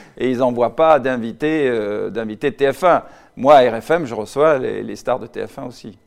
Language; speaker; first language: French; native; French